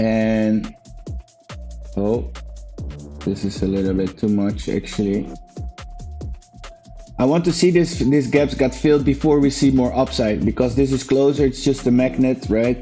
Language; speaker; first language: English; non-native, fluent; Dutch